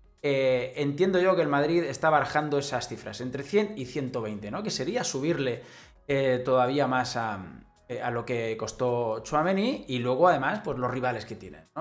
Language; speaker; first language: Spanish; native; Spanish